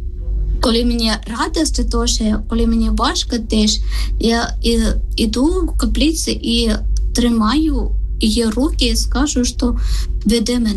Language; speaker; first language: Ukrainian; non-native, learner; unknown